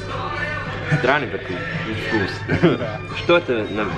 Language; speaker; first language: Russian; non-native, learner; English